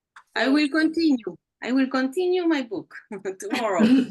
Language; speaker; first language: English; non-native, learner; Spanish